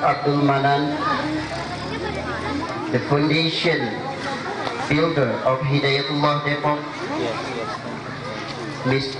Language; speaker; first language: English; non-native, learner; Indonesian